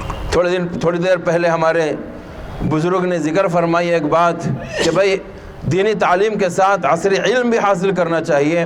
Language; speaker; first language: Urdu; native; Urdu